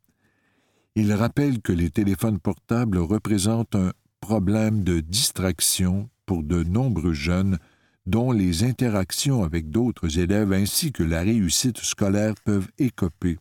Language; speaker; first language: French; native; French